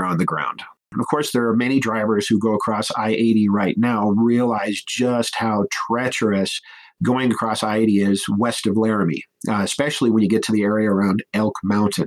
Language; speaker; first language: English; native; English